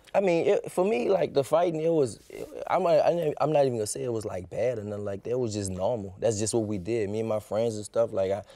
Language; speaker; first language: English; native; English